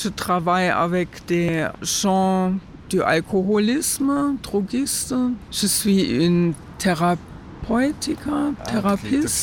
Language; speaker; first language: French; non-native, learner; German